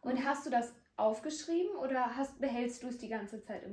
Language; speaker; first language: German; native; German